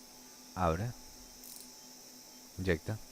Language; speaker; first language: Spanish; native; Spanish